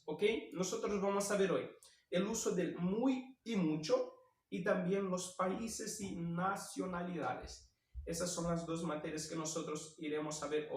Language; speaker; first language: Spanish; non-native, fluent; Portuguese